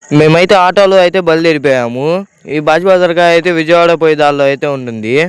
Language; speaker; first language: Telugu; non-native, local second language; Urdu